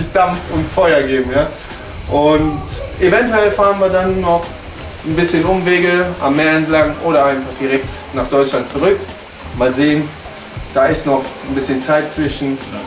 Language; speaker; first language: German; native; German